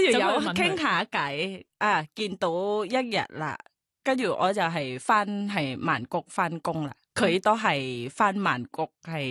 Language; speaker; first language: Cantonese; non-native, learner; Thai